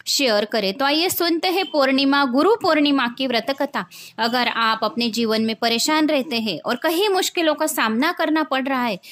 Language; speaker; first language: Hindi; non-native, local second language; Marathi